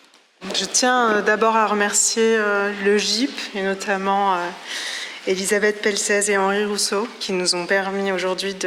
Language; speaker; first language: French; native; French